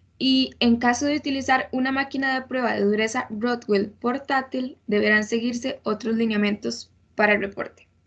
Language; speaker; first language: Spanish; native; Spanish